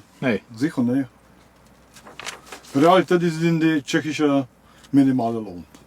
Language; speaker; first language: German; non-native, learner; Czech